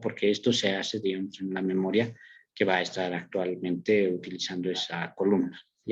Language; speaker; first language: Spanish; native; Spanish